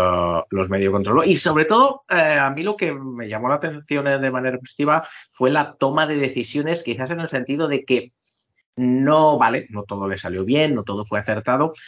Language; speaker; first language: Spanish; native; Spanish